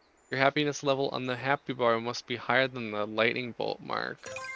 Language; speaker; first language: English; native; English